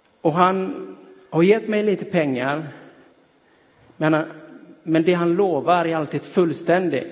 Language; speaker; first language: Swedish; non-native, fluent; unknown